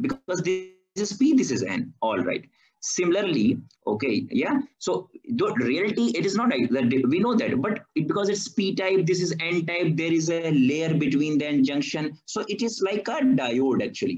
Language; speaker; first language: English; non-native, fluent; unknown